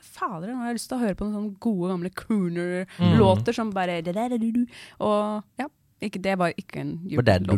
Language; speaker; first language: Norwegian; early bilingual, other home language; Turkish